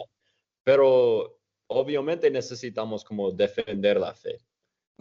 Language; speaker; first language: Spanish; non-native, fluent; English